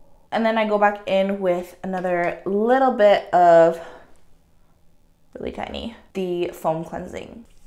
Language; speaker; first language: English; early bilingual, other home language; Korean